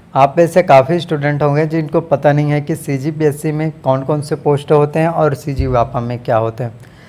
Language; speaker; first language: Hindi; native; Hindi